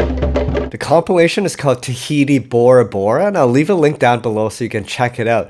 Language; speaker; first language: English; native; English